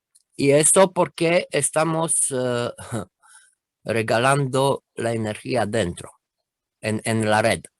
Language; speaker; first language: Spanish; non-native, fluent; Romanian